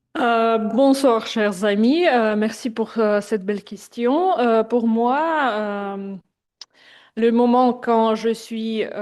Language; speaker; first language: French; non-native, fluent; Russian